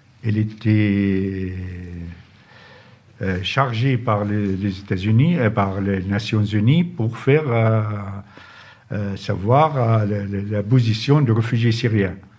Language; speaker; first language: French; non-native, fluent; Arabic